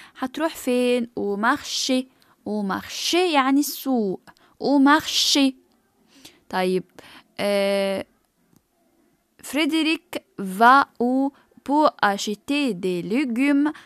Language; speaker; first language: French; non-native, fluent; Arabic